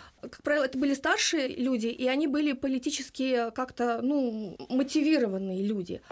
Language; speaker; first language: Russian; non-native, local second language; Lithuanian